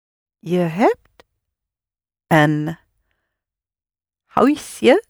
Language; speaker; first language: Dutch; non-native, learner; English